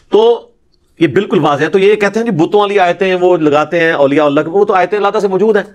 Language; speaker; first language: Urdu; non-native, local second language; Punjabi